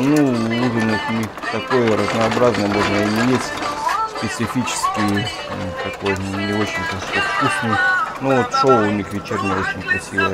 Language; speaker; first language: Russian; native; Russian